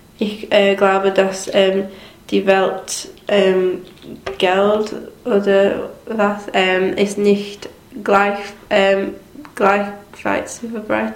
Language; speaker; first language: German; non-native, learner; English